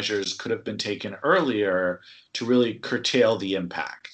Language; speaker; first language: English; native; English